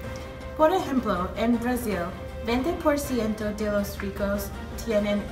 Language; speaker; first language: Spanish; non-native, learner; English